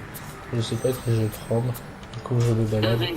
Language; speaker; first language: French; native; French